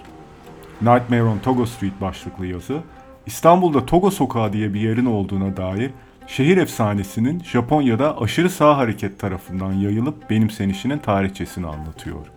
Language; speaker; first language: Turkish; native; Turkish